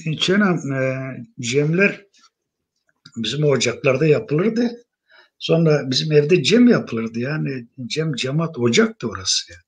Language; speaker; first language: Turkish; non-native, local second language; Zaza